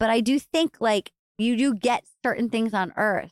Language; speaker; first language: English; native; English